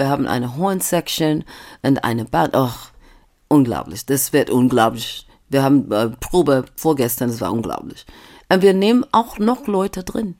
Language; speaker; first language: German; non-native, fluent; English